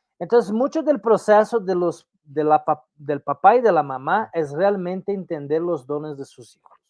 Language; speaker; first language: Spanish; non-native, fluent; Portuguese